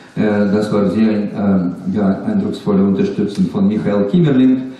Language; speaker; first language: German; non-native, learner; Russian